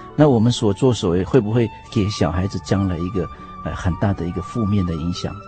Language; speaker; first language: Chinese; non-native, local second language; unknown